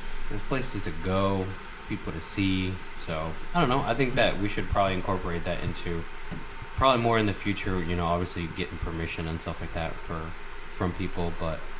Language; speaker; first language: English; early bilingual, other home language; Spanish